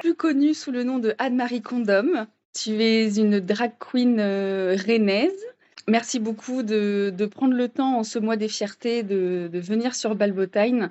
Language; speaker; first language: French; native; French